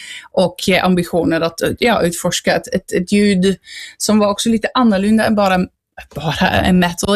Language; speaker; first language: Swedish; non-native, fluent; Dutch